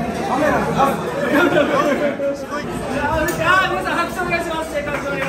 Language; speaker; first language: Japanese; native; Japanese